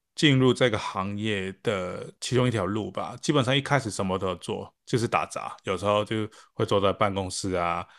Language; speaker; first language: Chinese; non-native, local second language; Cantonese